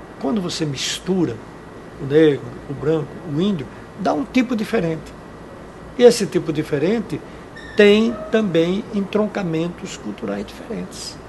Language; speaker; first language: Portuguese; native; Portuguese